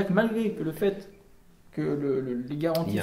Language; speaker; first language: French; native; French